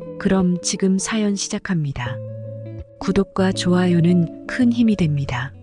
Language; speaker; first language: Korean; native; Korean